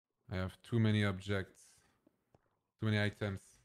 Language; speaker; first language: English; non-native, fluent; French